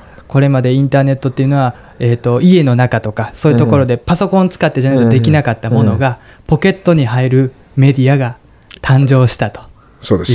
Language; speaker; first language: Japanese; native; Japanese